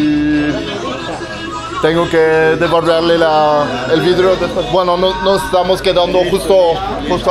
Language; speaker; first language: Spanish; non-native, fluent; French